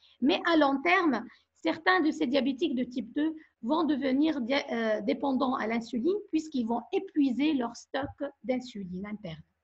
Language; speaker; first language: French; non-native, local second language; Arabic